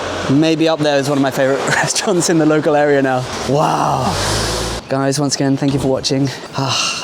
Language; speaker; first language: English; native; English